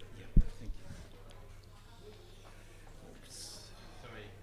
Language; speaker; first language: English; non-native, fluent; Spanish